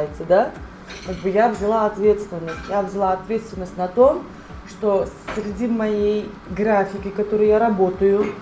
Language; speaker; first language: Russian; non-native, local second language; Uzbek